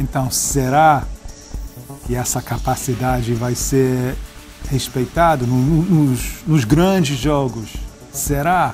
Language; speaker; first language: Portuguese; non-native, fluent; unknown